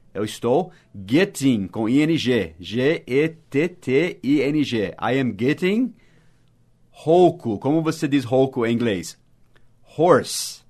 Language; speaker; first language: Portuguese; non-native, fluent; English